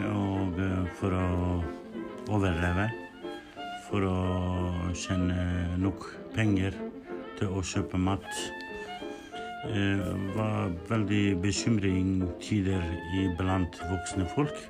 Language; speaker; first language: Norwegian; non-native, learner; Kurdish